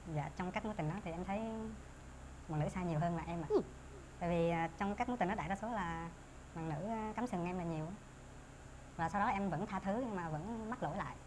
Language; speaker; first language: Vietnamese; native; Vietnamese